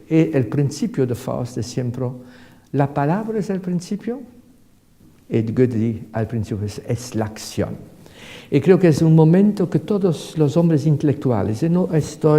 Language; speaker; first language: Spanish; non-native, fluent; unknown